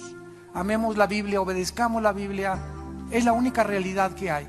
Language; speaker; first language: Spanish; native; Spanish